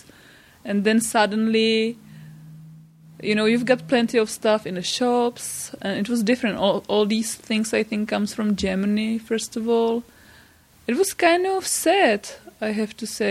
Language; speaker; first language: English; non-native, fluent; Czech